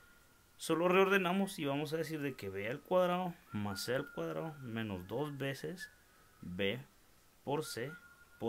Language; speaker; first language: Spanish; native; Spanish